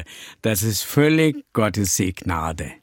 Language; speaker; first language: German; non-native, learner; Tamil